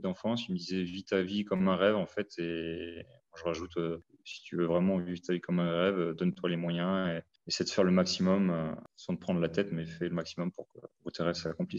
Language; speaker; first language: French; native; French